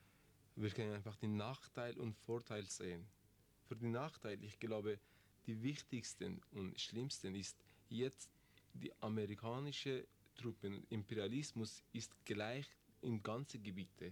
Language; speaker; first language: German; non-native, learner; Persian